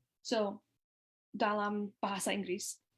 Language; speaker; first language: Indonesian; non-native, learner; English